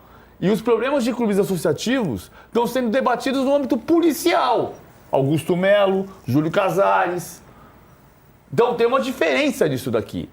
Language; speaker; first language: Portuguese; native; Portuguese